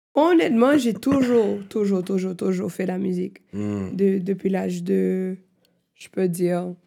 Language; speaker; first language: French; non-native, local second language; Haitian Creole